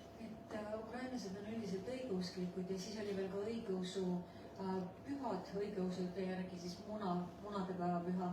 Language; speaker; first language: Estonian; native; Estonian